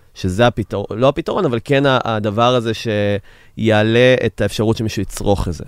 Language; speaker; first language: Hebrew; native; Hebrew